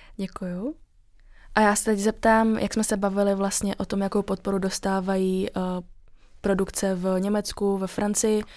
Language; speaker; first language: Czech; native; Czech